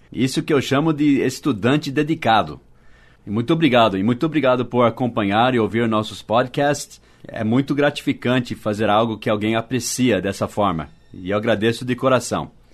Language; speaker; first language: Portuguese; non-native, fluent; English